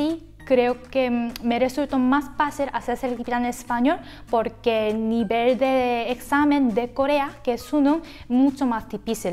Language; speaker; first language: Spanish; non-native, fluent; Korean